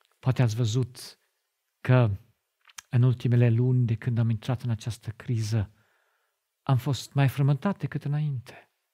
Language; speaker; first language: Romanian; non-native, fluent; German